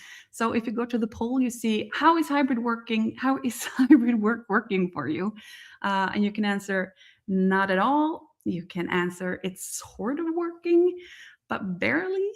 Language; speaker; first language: English; non-native, fluent; Swedish